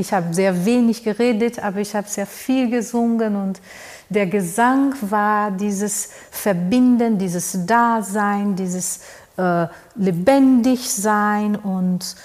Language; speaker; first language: German; non-native, fluent; Portuguese